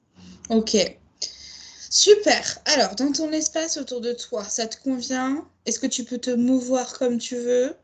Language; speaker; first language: French; native; French